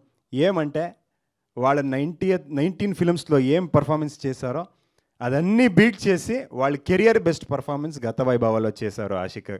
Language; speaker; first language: Telugu; non-native, learner; Kannada